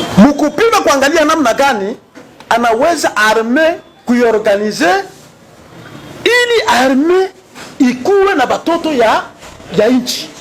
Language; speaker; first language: Swahili; native; Swahili